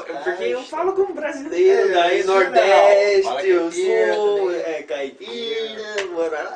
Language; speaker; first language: Portuguese; non-native, fluent; English